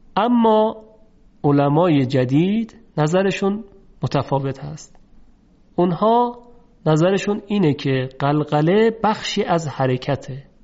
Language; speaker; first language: Persian; native; Persian